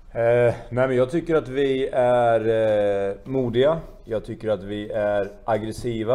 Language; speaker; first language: Swedish; native; Swedish